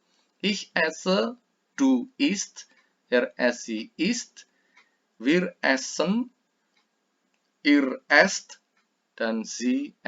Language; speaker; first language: German; non-native, fluent; Indonesian